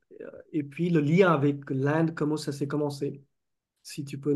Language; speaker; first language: French; non-native, fluent; Marathi